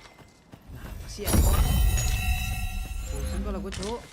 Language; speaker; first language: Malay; non-native, local second language; Sundanese